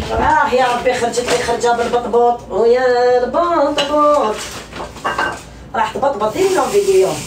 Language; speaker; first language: Arabic; native; Arabic